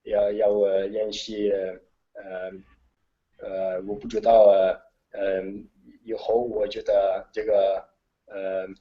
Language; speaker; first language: Chinese; non-native, learner; Italian